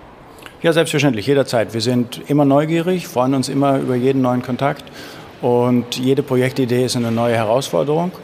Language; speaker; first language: German; native; German